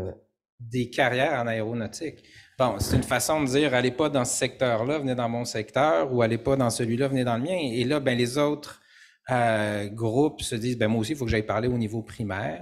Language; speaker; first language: French; native; French